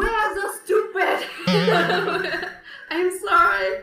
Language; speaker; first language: English; non-native, learner; Kazakh